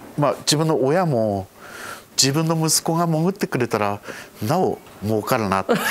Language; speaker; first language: Japanese; native; Japanese